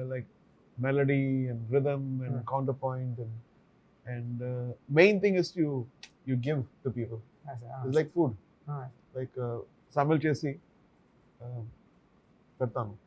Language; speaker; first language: Telugu; non-native, learner; Tamil